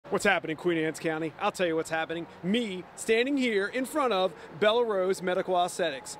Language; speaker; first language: English; native; English